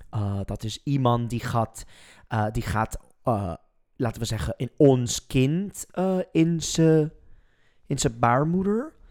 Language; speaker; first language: Dutch; non-native, fluent; English